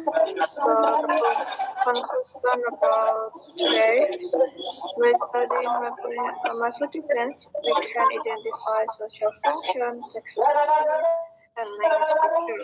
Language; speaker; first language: English; non-native, fluent; Indonesian